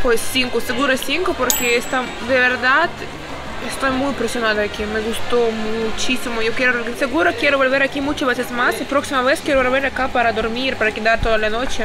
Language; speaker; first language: Spanish; non-native, learner; Ukrainian